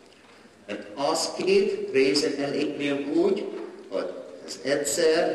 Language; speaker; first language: Hungarian; non-native, learner; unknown